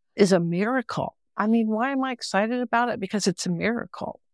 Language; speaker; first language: English; native; English